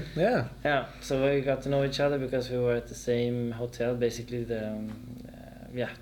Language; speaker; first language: English; non-native, fluent; Swedish